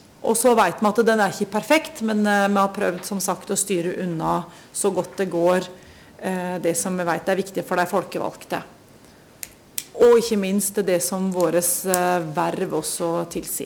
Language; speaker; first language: Norwegian; native; Norwegian